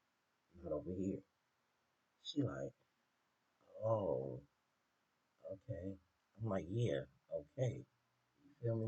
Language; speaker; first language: English; native; English